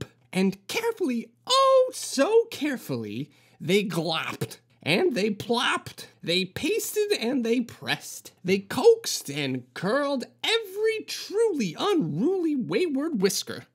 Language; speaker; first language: English; native; English